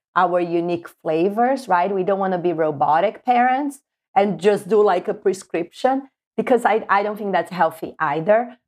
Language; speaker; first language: English; non-native, fluent; Portuguese